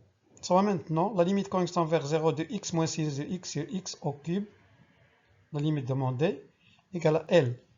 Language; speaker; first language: French; non-native, local second language; Arabic